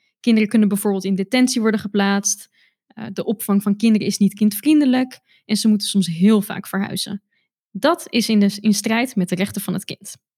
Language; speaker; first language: Dutch; native; Dutch